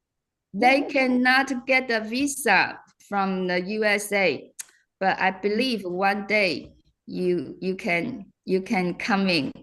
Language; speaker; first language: English; non-native, fluent; Chinese